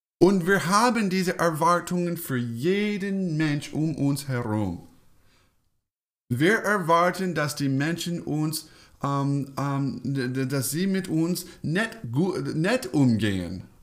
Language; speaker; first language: German; non-native, fluent; English